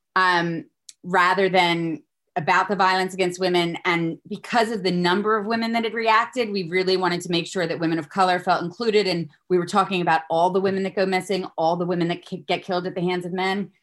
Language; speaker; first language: English; native; English